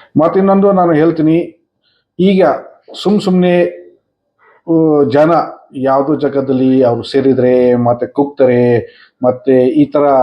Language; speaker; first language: Kannada; non-native, fluent; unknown